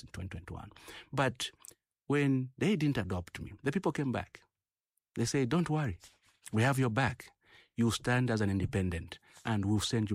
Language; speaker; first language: English; non-native, local second language; Bemba